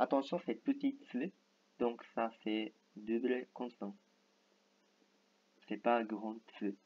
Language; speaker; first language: French; non-native, fluent; Japanese